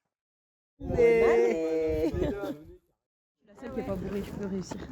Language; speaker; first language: French; native; French